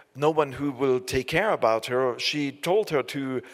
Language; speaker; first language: English; non-native, fluent; German